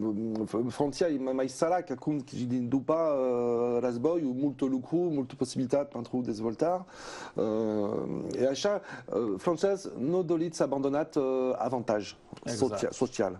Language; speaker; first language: Romanian; non-native, learner; French